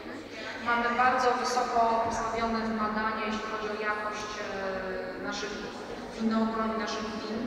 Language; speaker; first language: Polish; native; Polish